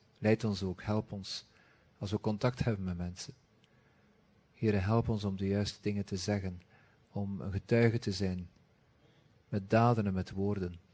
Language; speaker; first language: Dutch; native; Dutch